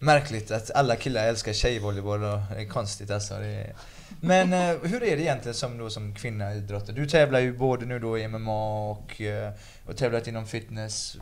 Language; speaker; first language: Swedish; native; Swedish